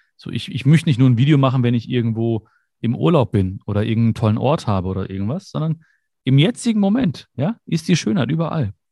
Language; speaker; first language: German; early bilingual, other home language; Malayalam